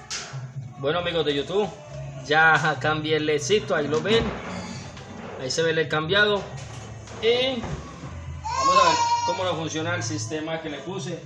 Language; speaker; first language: Spanish; native; Spanish